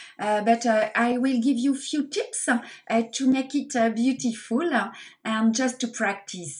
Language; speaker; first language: English; non-native, learner; French